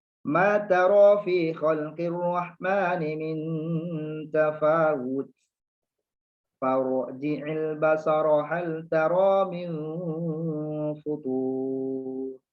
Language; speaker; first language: Arabic; non-native, fluent; Malay